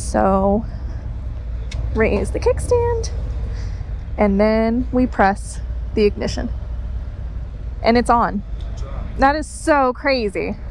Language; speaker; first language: English; native; English